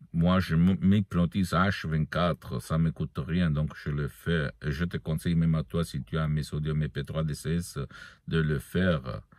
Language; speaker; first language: French; non-native, fluent; Italian